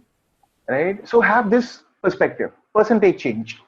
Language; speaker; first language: English; non-native, local second language; Hindi